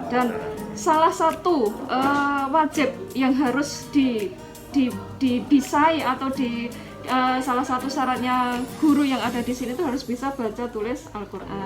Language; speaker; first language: Indonesian; native; Indonesian